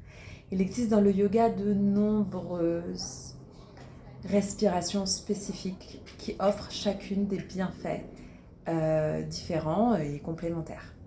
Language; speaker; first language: French; native; French